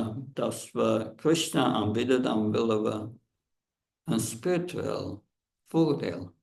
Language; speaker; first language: Dutch; non-native, fluent; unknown